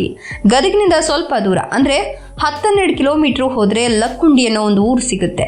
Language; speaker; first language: Kannada; native; Kannada